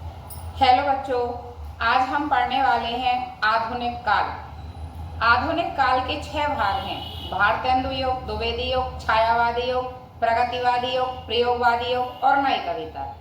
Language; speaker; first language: Hindi; native; Hindi